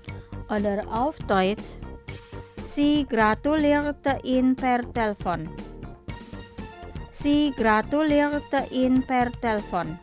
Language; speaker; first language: German; non-native, fluent; Indonesian